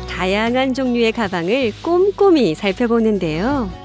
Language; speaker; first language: Korean; native; Korean